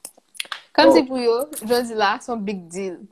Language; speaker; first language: French; non-native, local second language; Haitian Creole